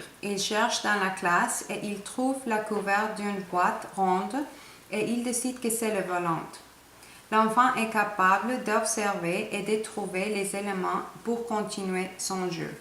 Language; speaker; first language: French; non-native, fluent; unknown